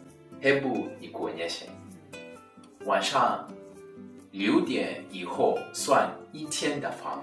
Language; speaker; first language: Chinese; non-native, learner; Swahili